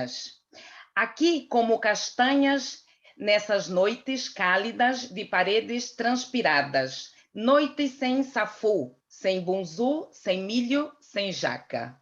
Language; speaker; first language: Portuguese; native; Portuguese